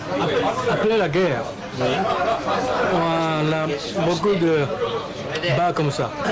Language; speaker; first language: French; non-native, learner; Japanese